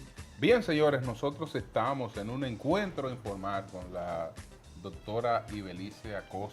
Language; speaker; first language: Spanish; native; Spanish